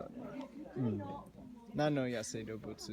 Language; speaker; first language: Japanese; non-native, learner; English